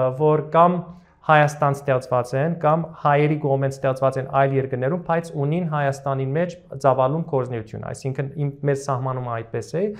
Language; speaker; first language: Armenian; early bilingual, heritage; Armenian